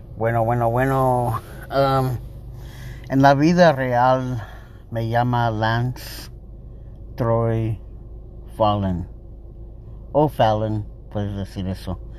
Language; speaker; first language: Spanish; non-native, learner; English